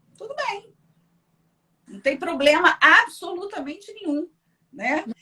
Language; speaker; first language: Portuguese; early bilingual, other home language; Spanish